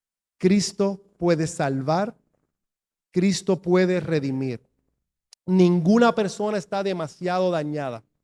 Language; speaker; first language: Spanish; native; Spanish